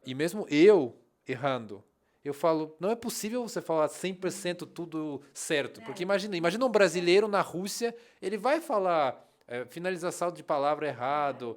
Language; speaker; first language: Portuguese; non-native, fluent; Russian